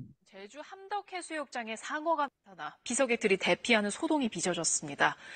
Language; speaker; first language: Korean; native; Korean